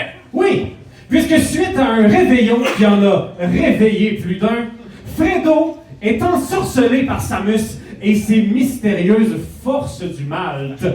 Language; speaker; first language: French; native; French